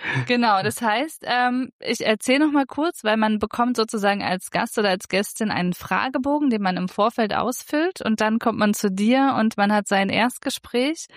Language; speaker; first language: German; native; German